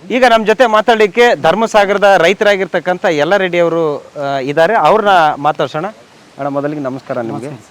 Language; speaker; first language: Kannada; native; Kannada